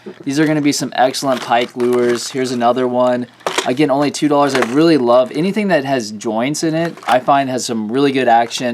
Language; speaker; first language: English; native; English